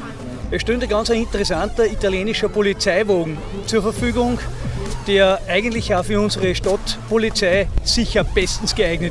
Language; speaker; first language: German; native; German